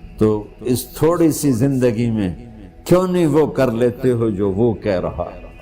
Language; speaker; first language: Urdu; non-native, local second language; Punjabi